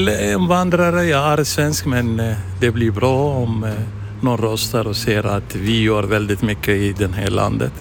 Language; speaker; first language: Swedish; non-native, fluent; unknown